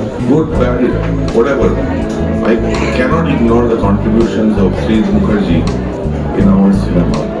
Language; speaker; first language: English; non-native, local second language; Bangla